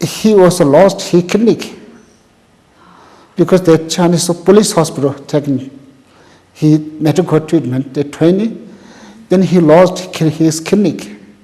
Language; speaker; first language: English; non-native, local second language; Tibetan